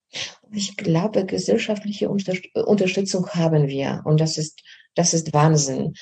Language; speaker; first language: German; non-native, fluent; Polish